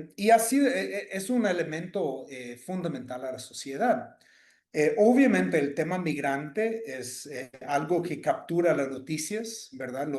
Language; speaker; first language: Spanish; non-native, fluent; English